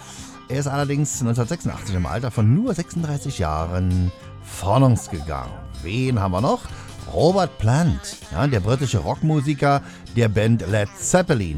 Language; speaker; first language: German; native; German